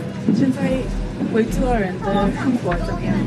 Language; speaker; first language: Chinese; non-native, learner; English